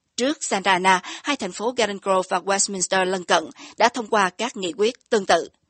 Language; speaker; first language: Vietnamese; native; Vietnamese